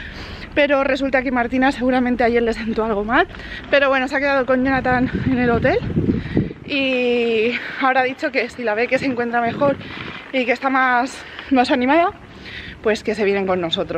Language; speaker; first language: Spanish; native; Spanish